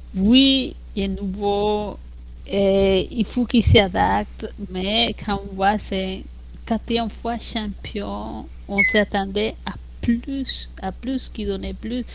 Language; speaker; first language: French; non-native, fluent; Spanish